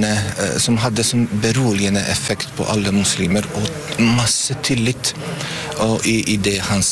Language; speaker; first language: Norwegian; non-native, learner; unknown